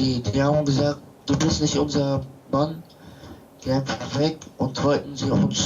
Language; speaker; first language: German; early bilingual, other home language; Romany